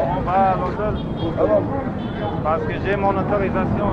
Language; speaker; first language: French; non-native, learner; English